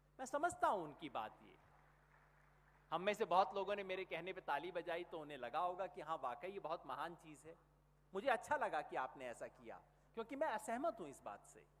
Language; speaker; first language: Hindi; native; Hindi